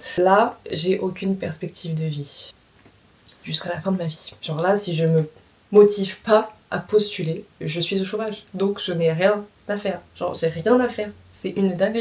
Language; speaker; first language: French; native; French